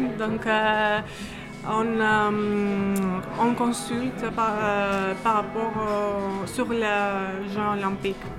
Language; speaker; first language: French; non-native, fluent; Greek